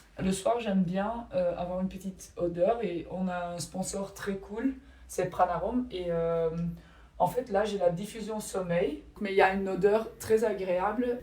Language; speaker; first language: French; non-native, local second language; Dutch